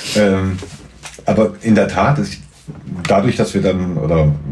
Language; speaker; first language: German; native; German